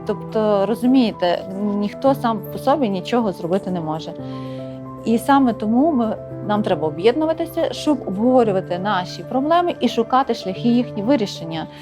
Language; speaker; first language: Ukrainian; native; Ukrainian